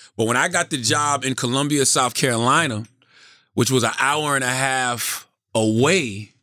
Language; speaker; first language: English; native; English